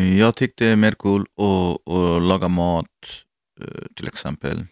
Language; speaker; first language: Swedish; non-native, learner; Arabic